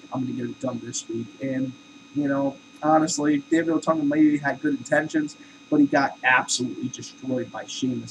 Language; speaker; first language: English; native; English